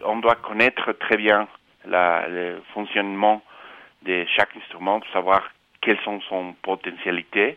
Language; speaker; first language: French; non-native, fluent; Spanish